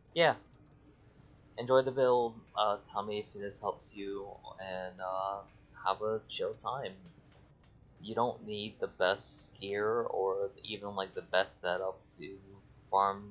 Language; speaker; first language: English; native; English